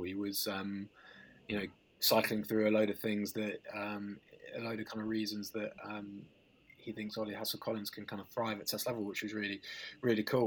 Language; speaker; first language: English; native; English